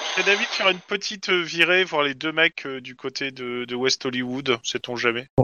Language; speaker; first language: French; native; French